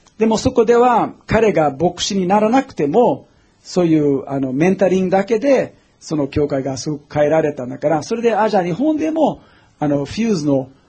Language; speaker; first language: Japanese; non-native, fluent; English